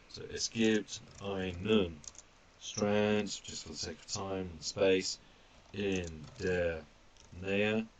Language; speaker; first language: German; non-native, fluent; English